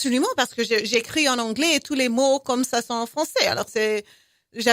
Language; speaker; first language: French; non-native, fluent; English